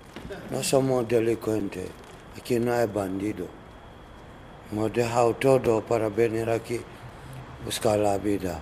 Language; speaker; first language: Spanish; non-native, learner; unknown